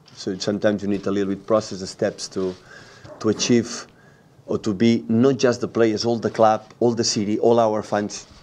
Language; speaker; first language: English; non-native, fluent; Catalan